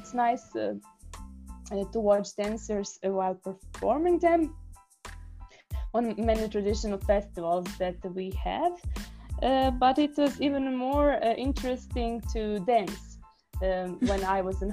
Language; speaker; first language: English; non-native, fluent; Croatian